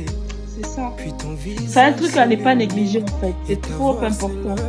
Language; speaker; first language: French; non-native, local second language; Lingala